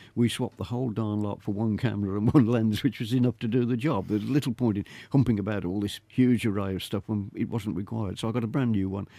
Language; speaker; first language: English; native; English